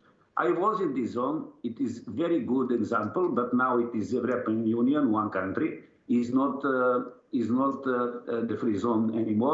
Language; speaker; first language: English; non-native, learner; Serbian